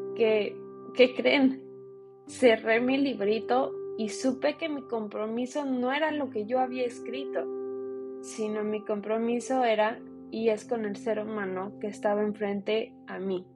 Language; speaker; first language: Spanish; early bilingual, heritage; Spanish